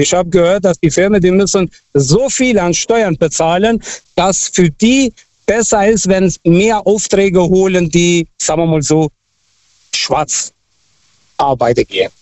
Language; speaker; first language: German; non-native, fluent; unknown